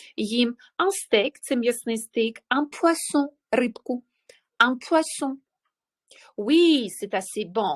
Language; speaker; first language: French; non-native, fluent; Ukrainian